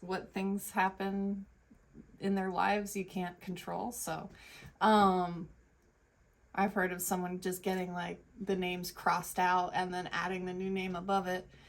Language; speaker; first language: English; native; English